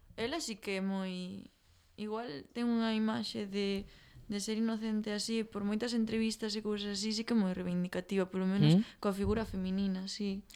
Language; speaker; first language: Galician; native; Galician